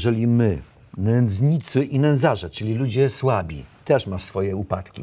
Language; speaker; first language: Polish; native; Polish